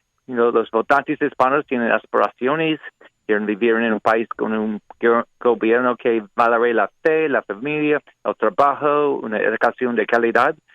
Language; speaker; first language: Spanish; non-native, learner; English